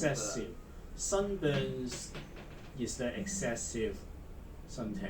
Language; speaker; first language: English; non-native, learner; Chinese